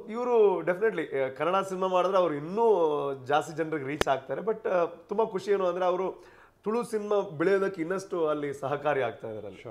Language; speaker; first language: Kannada; non-native, local second language; Tulu